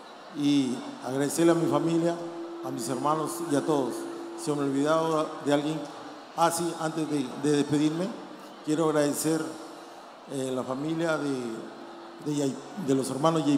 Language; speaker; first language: Spanish; native; Spanish